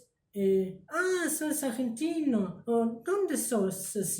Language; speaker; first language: Spanish; early bilingual, heritage; Spanish